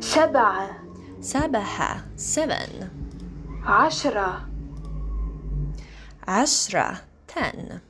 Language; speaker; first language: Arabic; non-native, learner; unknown